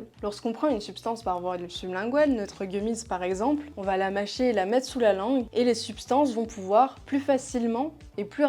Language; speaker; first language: French; native; French